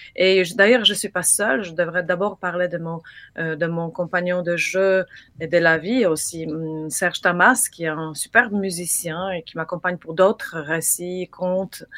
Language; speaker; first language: French; non-native, fluent; Polish